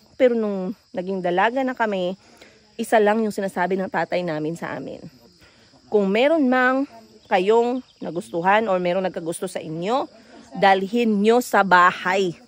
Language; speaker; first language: Filipino; non-native, local second language; Cebuano